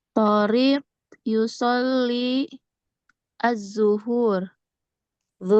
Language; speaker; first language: Arabic; non-native, learner; Indonesian